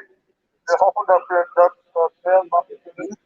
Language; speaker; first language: German; non-native, fluent; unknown